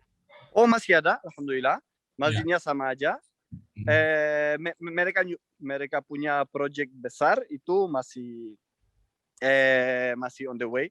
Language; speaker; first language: Indonesian; non-native, fluent; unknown